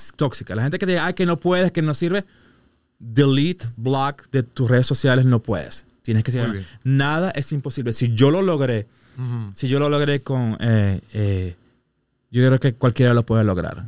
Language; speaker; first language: Spanish; native; Spanish